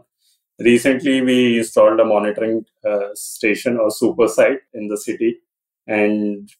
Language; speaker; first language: English; non-native, local second language; Hindi